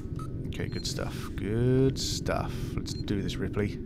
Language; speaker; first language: English; native; English